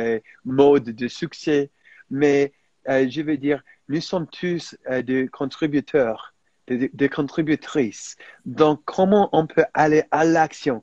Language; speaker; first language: French; non-native, fluent; English